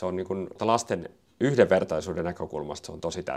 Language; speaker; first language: Finnish; native; Finnish